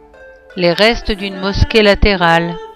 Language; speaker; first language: French; native; French